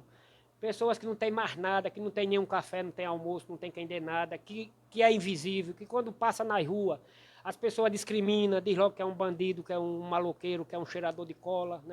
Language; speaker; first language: Portuguese; native; Portuguese